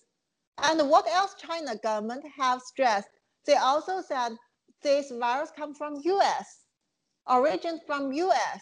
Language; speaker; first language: English; non-native, fluent; Chinese